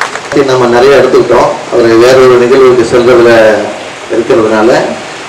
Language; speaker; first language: Tamil; native; Tamil